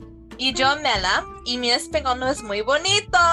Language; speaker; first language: Spanish; non-native, fluent; English